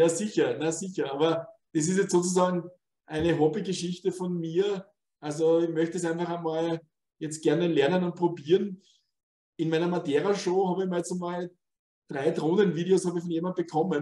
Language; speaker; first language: German; native; German